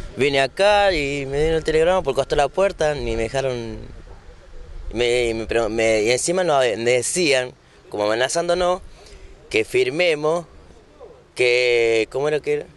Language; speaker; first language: Spanish; native; Spanish